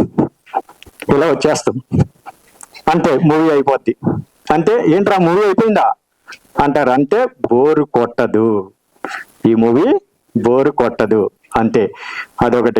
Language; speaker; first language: Telugu; native; Telugu